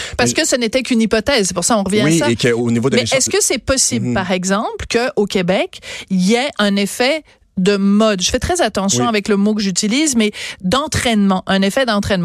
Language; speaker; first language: French; native; French